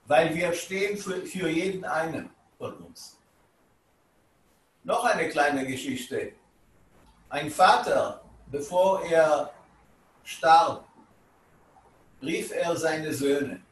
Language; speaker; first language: German; non-native, fluent; Hebrew